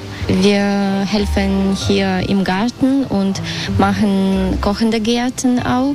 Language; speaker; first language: German; non-native, fluent; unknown